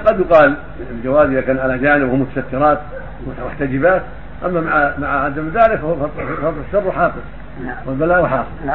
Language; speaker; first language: Arabic; native; Arabic